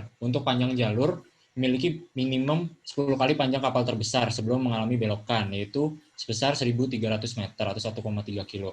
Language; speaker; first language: Indonesian; native; Indonesian